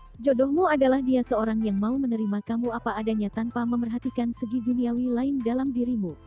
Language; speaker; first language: Indonesian; native; Indonesian